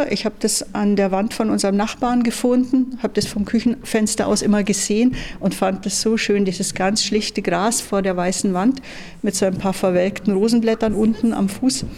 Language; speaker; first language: German; native; German